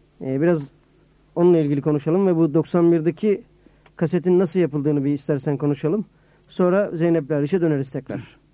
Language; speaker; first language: Turkish; native; Turkish